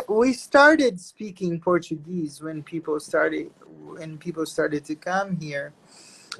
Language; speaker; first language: English; non-native, fluent; Portuguese